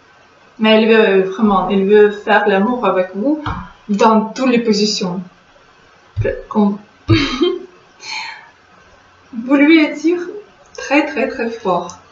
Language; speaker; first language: French; non-native, fluent; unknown